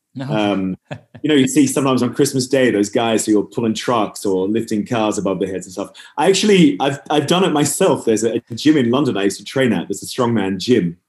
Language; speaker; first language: English; native; English